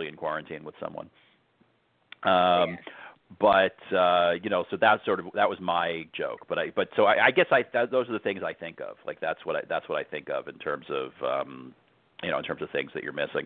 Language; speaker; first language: English; native; English